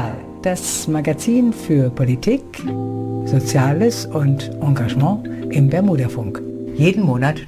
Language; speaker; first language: German; native; German